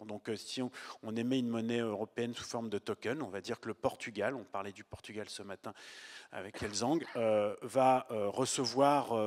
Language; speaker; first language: French; native; French